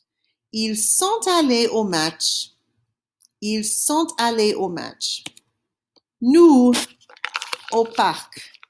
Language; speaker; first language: French; non-native, fluent; English